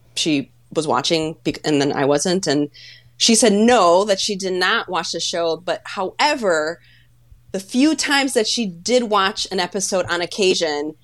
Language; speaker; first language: English; early bilingual, other home language; Polish